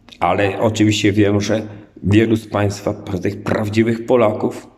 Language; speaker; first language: Polish; native; Polish